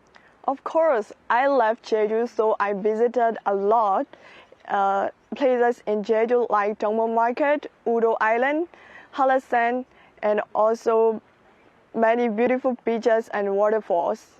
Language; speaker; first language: English; non-native, fluent; Burmese